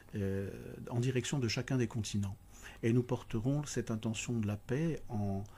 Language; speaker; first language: French; native; French